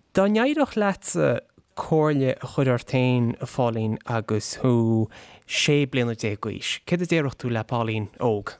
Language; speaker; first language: Irish; native; Irish